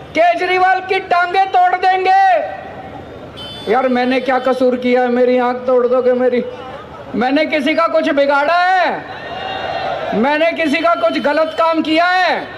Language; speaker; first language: Hindi; native; Hindi